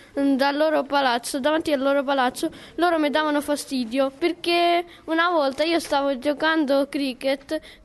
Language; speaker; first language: Italian; early bilingual, other home language; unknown